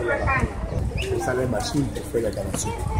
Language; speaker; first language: French; non-native, learner; Spanish